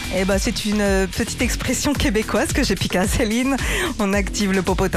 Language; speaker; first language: French; native; French